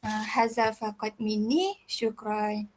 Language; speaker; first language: Arabic; non-native, learner; Malay